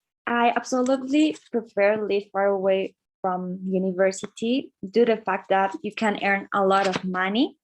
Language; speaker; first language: English; non-native, learner; Spanish